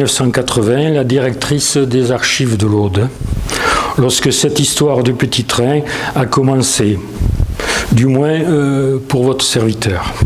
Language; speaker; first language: French; native; French